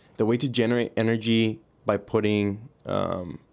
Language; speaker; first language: English; early bilingual, other home language; Spanish